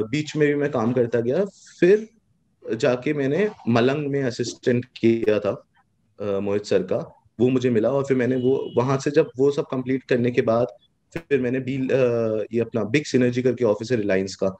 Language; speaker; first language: Hindi; native; Hindi